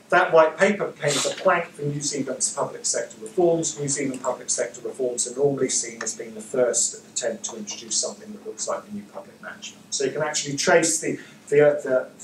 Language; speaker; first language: English; native; English